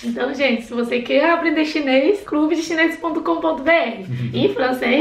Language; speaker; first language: Portuguese; non-native, fluent; Chinese